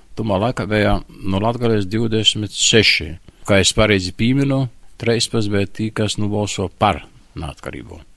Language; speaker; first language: Latvian; native; Latvian